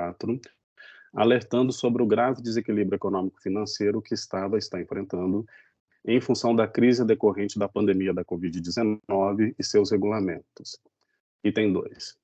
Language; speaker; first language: Portuguese; native; Portuguese